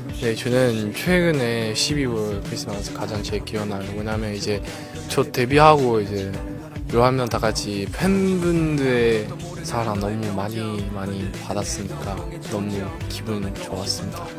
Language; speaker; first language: Korean; non-native, learner; Chinese